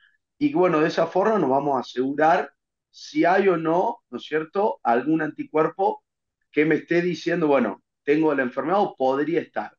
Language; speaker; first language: Spanish; native; Spanish